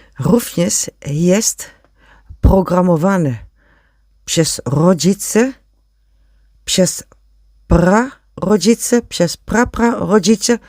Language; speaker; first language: Polish; non-native, learner; Dutch